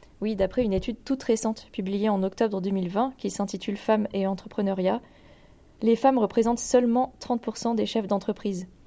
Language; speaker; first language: French; native; French